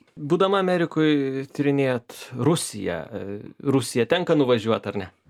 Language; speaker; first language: Lithuanian; native; Lithuanian